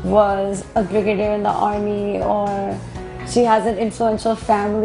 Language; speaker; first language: English; non-native, local second language; Hindi